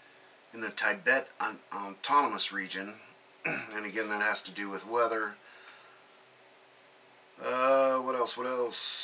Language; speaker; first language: English; native; English